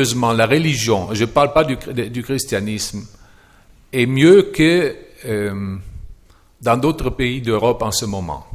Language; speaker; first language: French; non-native, fluent; German